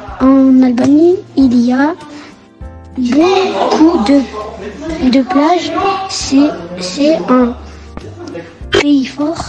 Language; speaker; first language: French; non-native, learner; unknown